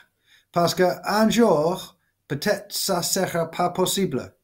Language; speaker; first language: French; non-native, learner; English